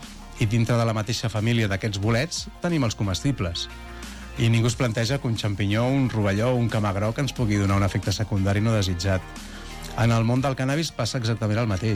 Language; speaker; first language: Catalan; native; Catalan